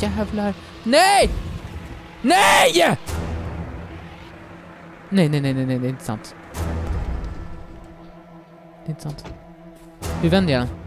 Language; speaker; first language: Swedish; native; Swedish